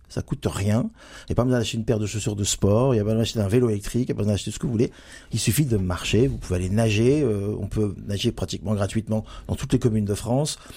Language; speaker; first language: French; native; French